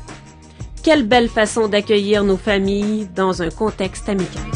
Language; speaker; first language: French; native; French